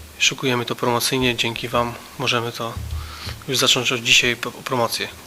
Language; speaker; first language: Polish; native; Polish